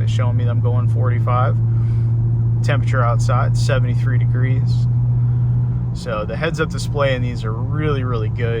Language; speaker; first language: English; native; English